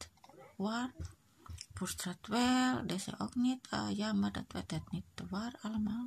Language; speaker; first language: Dutch; non-native, learner; Indonesian